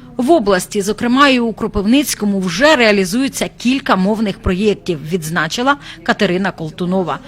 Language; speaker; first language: Ukrainian; native; Ukrainian